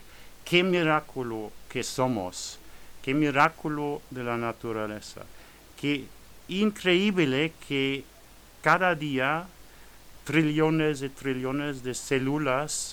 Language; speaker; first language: Spanish; non-native, learner; French